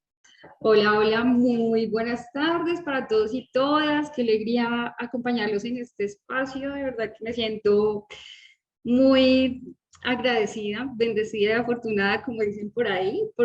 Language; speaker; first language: Spanish; native; Spanish